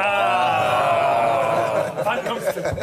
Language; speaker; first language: German; non-native, fluent; Spanish